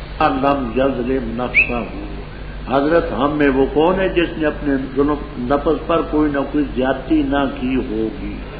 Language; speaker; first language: Urdu; non-native, local second language; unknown